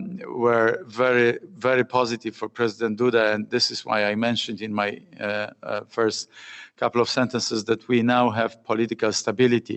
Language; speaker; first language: English; non-native, fluent; Polish